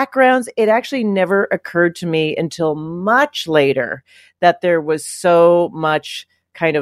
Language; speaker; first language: English; native; English